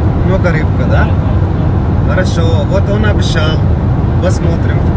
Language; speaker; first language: Russian; non-native, learner; Arabic